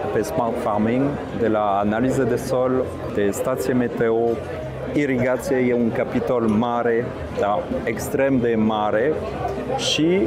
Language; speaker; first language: Romanian; non-native, fluent; French